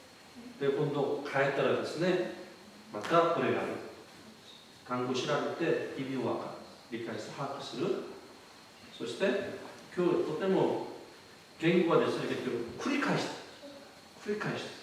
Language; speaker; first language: Japanese; non-native, fluent; Korean